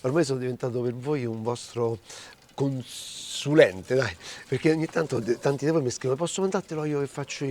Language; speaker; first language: Italian; native; Italian